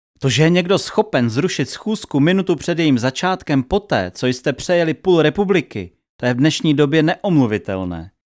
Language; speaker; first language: Czech; native; Czech